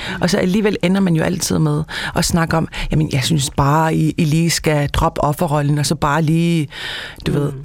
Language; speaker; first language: Danish; non-native, local second language; Kalaallisut